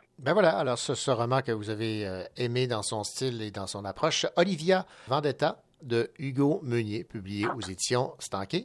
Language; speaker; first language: French; native; French